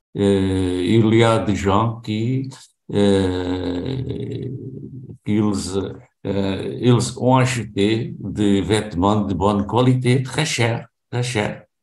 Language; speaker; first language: French; non-native, learner; Portuguese